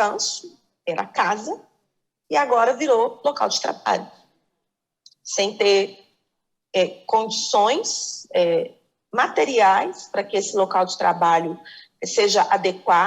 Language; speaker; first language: Portuguese; native; Portuguese